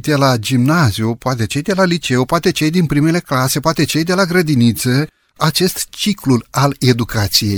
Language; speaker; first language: Romanian; native; Romanian